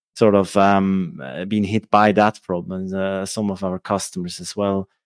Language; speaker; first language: English; non-native, fluent; Swiss German